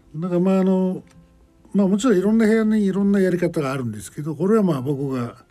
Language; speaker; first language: Japanese; non-native, fluent; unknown